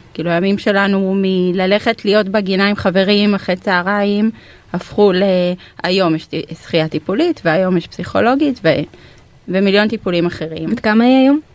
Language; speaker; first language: Hebrew; native; Hebrew